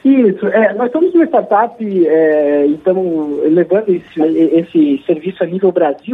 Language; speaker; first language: Portuguese; native; Portuguese